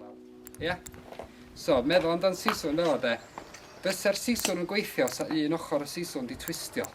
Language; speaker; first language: Welsh; native; Welsh